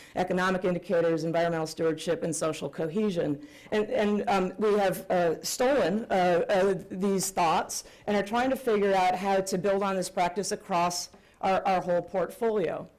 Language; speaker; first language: English; native; English